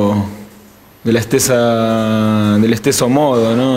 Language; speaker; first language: Italian; non-native, fluent; Spanish